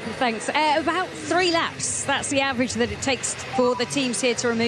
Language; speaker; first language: English; native; English